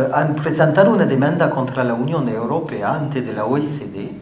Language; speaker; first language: Spanish; non-native, fluent; French